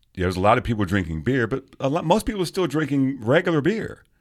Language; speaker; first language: English; native; English